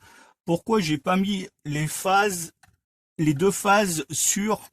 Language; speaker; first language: French; native; French